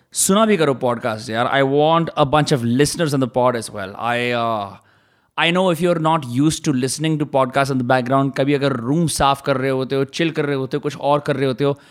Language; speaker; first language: Hindi; native; Hindi